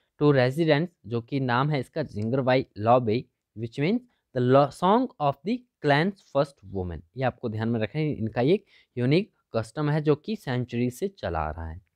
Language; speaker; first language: Hindi; native; Hindi